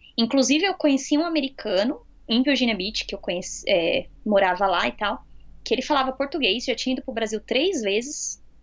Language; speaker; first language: Portuguese; native; Portuguese